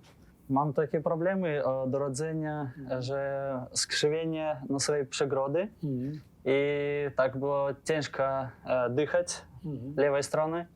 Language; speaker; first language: Polish; non-native, learner; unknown